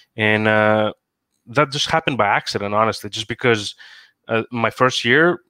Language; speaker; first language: English; non-native, fluent; Greek